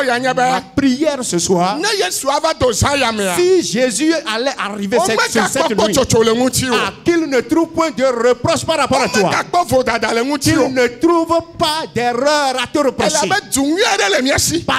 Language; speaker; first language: French; non-native, local second language; Ewe